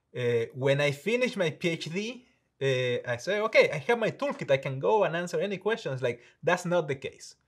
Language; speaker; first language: English; non-native, fluent; Spanish